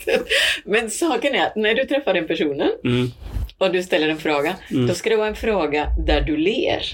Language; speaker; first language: Swedish; non-native, fluent; Spanish